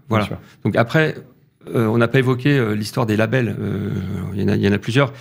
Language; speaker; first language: French; native; French